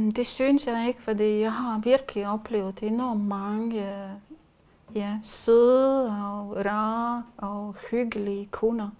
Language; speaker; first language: Danish; non-native, learner; Latvian